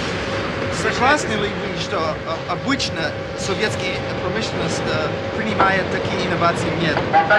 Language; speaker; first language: Russian; non-native, fluent; English